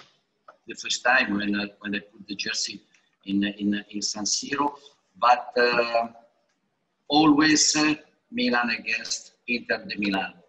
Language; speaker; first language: English; non-native, learner; Italian